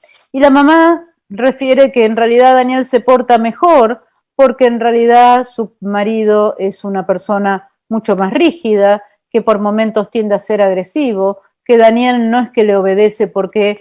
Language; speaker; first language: Spanish; native; Spanish